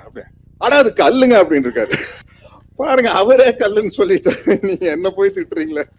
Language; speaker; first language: Tamil; native; Tamil